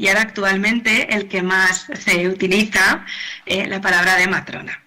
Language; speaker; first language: Spanish; native; Spanish